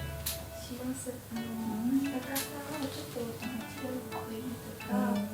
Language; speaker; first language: Japanese; non-native, learner; Vietnamese